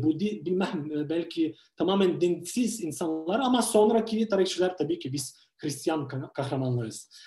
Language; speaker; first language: Turkish; non-native, fluent; Ukrainian